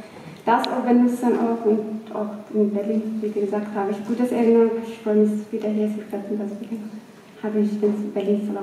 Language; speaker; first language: German; non-native, learner; Amharic